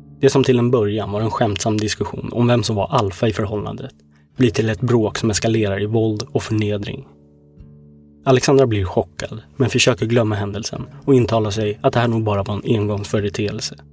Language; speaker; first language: Swedish; native; Swedish